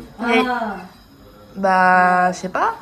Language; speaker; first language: French; early bilingual, other home language; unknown